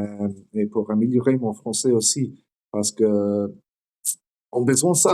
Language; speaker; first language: French; non-native, learner; English